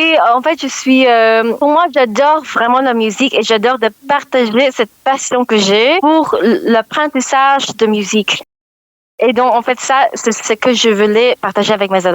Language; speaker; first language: French; non-native, learner; English